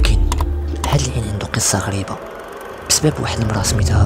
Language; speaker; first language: Arabic; native; Arabic